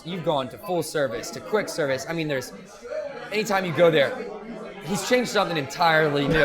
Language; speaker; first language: English; native; English